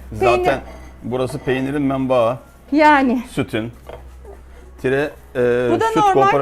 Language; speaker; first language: Turkish; native; Turkish